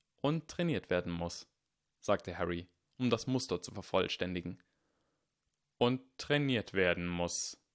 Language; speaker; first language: German; native; German